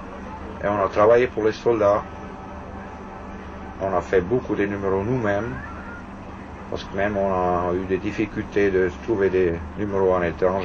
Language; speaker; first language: French; non-native, fluent; German